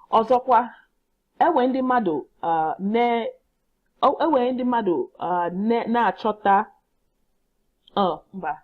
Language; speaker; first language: Igbo; non-native, learner; English